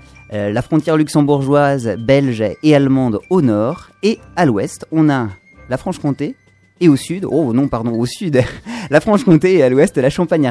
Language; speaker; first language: French; native; French